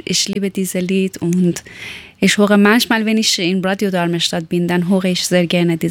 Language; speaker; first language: German; non-native, learner; Persian